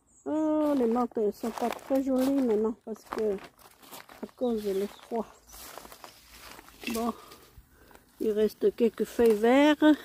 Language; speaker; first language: French; non-native, learner; Hmong